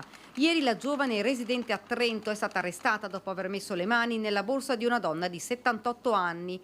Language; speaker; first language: Italian; native; Italian